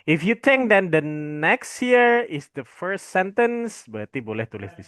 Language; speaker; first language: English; non-native, fluent; Indonesian